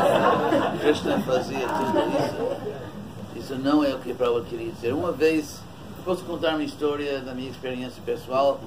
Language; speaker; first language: Portuguese; non-native, fluent; English